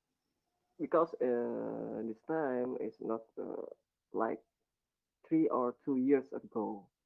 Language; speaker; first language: English; non-native, learner; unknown